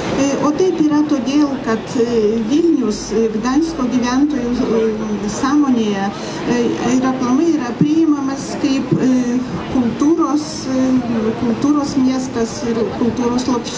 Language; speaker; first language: Lithuanian; non-native, local second language; Polish